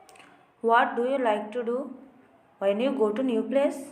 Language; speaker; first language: English; non-native, fluent; Bangla